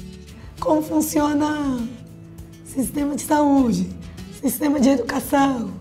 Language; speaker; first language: Portuguese; non-native, fluent; Chinese